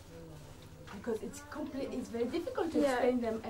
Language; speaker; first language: English; non-native, learner; French